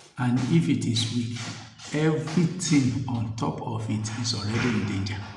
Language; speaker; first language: Nigerian Pidgin; native; Nigerian Pidgin